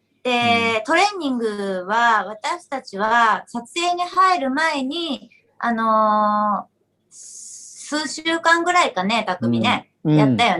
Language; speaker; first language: Japanese; native; Japanese